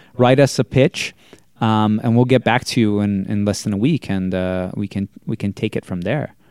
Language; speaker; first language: English; native; English